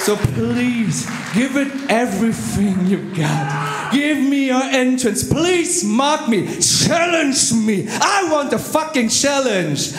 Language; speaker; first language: English; non-native, fluent; German